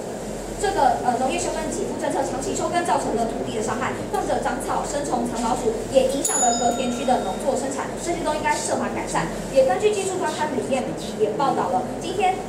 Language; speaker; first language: Chinese; native; Chinese